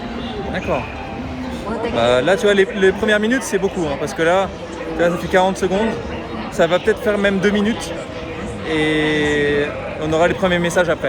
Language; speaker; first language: French; native; French